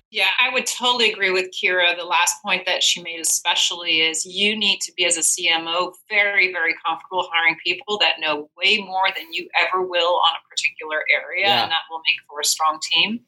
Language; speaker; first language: English; non-native, fluent; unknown